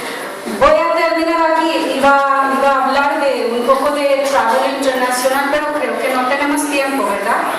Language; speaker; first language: Spanish; non-native, learner; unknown